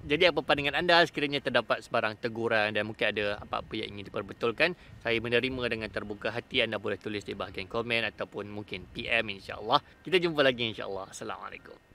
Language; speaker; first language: Malay; native; Malay